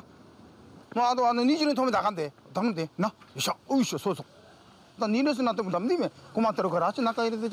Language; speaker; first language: Japanese; native; Japanese